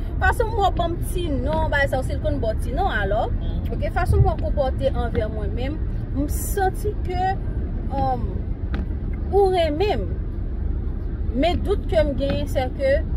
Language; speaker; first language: French; non-native, local second language; Haitian Creole